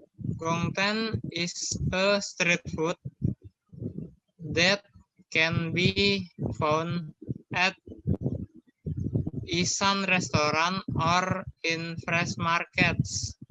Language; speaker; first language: English; non-native, learner; Indonesian